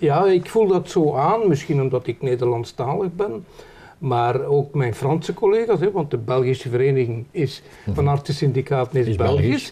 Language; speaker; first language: Dutch; native; Dutch